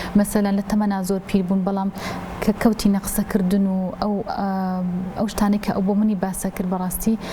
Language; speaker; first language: Central Kurdish; non-native, local second language; Gurani